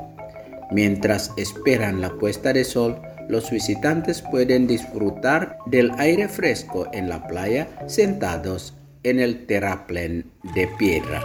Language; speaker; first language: Spanish; non-native, fluent; Indonesian